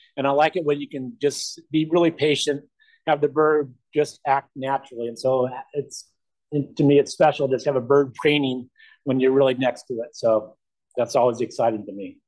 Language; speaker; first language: English; native; English